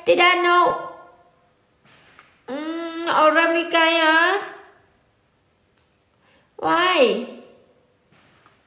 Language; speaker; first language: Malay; non-native, learner; Vietnamese